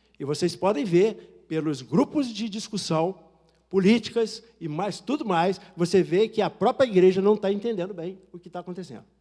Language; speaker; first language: Portuguese; native; Portuguese